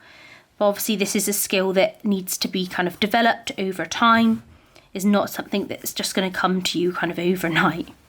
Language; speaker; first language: English; native; English